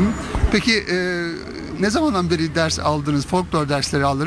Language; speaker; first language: Turkish; native; Turkish